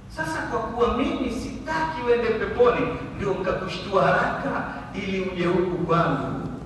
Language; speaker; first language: Swahili; native; Swahili